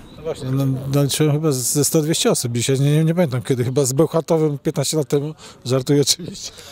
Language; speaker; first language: Polish; native; Polish